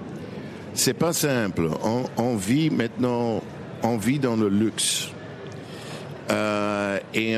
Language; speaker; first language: French; non-native, local second language; Dutch